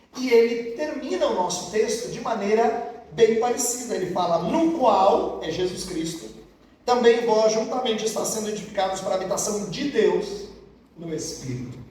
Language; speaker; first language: Portuguese; native; Portuguese